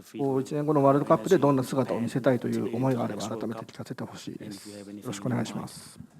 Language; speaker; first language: Japanese; native; Japanese